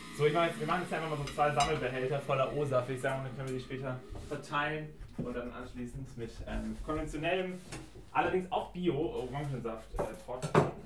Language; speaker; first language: German; native; German